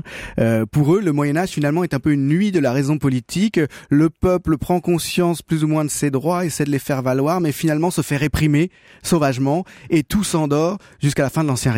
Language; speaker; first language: French; native; French